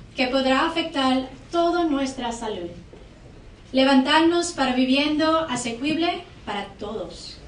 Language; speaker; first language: Spanish; non-native, learner; English